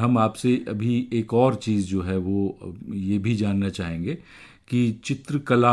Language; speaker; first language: Hindi; native; Hindi